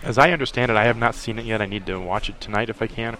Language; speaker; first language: English; native; English